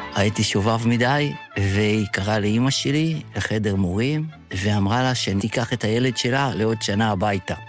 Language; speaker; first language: Hebrew; early bilingual, other home language; Yiddish